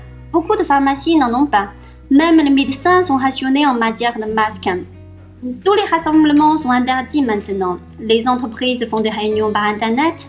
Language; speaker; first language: French; non-native, fluent; Chinese